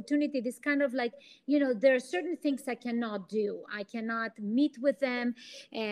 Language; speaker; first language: English; non-native, fluent; Greek